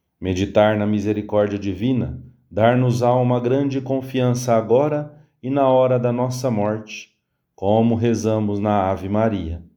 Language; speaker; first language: Portuguese; native; Portuguese